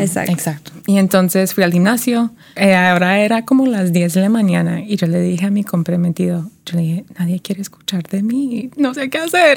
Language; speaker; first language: Spanish; early bilingual, heritage; Spanish